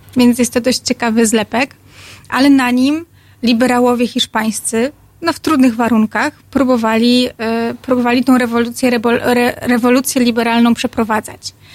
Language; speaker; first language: Polish; native; Polish